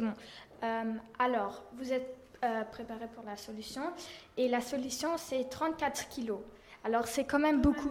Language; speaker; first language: French; non-native, learner; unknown